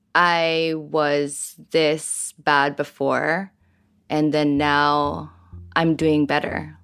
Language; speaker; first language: English; native; English